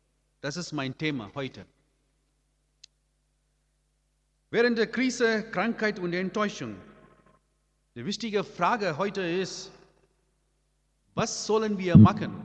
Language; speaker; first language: German; non-native, learner; Amharic